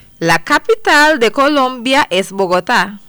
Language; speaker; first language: Spanish; non-native, fluent; English